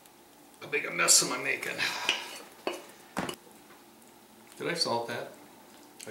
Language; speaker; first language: English; native; English